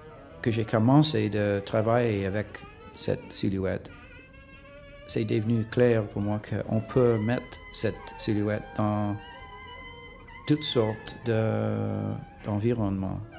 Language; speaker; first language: French; non-native, fluent; English